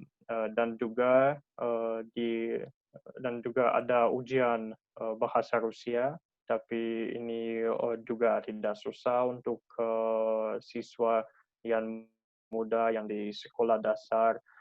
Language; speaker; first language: Indonesian; non-native, fluent; Russian